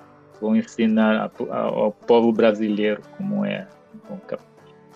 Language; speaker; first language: Portuguese; non-native, fluent; Italian